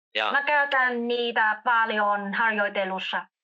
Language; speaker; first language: Finnish; non-native, learner; Vietnamese